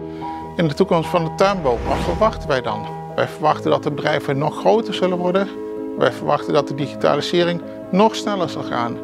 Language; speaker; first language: Dutch; native; Dutch